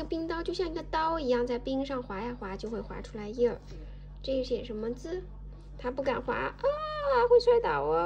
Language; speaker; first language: Chinese; native; Chinese